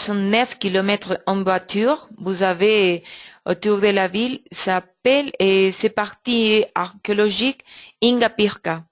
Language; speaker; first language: French; non-native, learner; Spanish